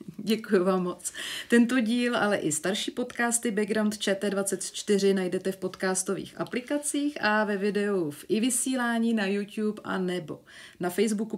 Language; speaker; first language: Czech; native; Czech